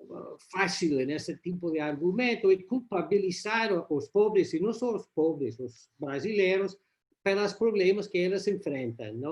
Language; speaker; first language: Portuguese; non-native, learner; English